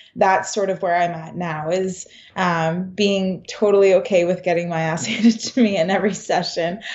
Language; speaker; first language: English; native; English